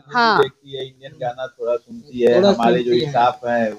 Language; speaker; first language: Hindi; native; Hindi